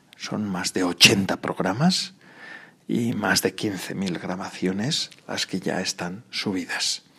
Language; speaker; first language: Spanish; native; Spanish